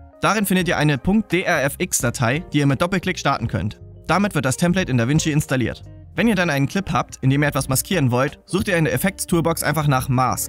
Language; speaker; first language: German; native; German